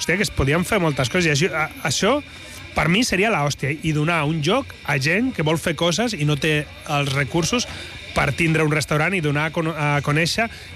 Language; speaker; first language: Catalan; non-native, local second language; Spanish